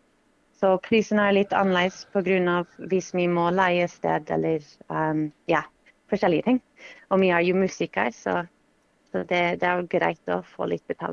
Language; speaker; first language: Norwegian; non-native, fluent; English